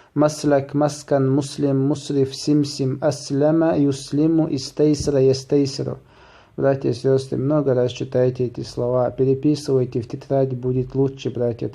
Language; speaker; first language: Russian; non-native, local second language; Chechen